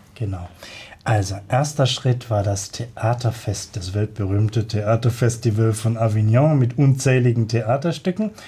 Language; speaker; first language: German; native; German